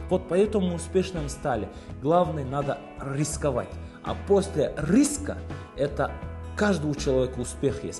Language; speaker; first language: Russian; non-native, local second language; Kyrgyz